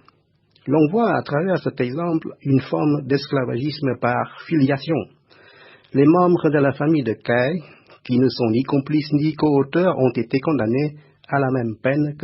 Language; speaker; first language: French; non-native, fluent; Khmer